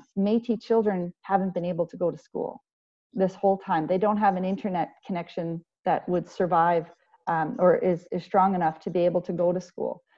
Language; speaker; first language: English; native; English